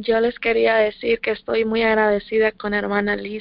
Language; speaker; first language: Spanish; native; Spanish